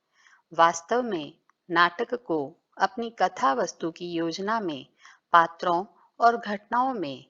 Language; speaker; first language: Hindi; native; Hindi